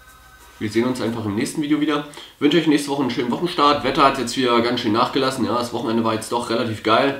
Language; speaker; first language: German; native; German